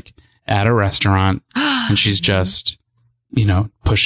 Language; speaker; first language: English; native; English